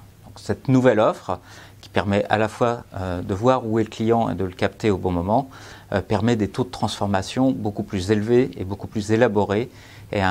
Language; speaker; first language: French; native; French